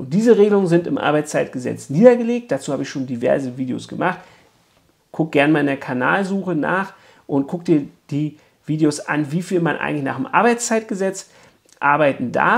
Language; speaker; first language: German; native; German